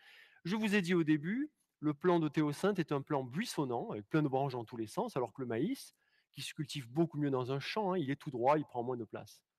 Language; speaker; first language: French; native; French